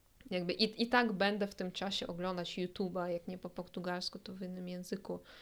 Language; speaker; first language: Polish; non-native, fluent; Russian